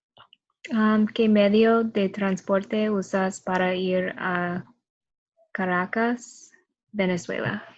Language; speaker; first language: Spanish; non-native, learner; English